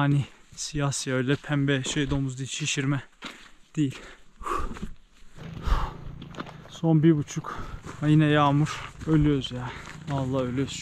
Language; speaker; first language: Turkish; native; Turkish